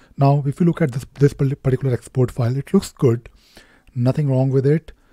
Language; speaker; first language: English; non-native, local second language; Hindi